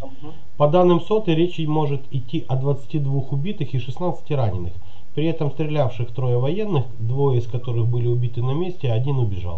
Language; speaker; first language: Russian; native; Russian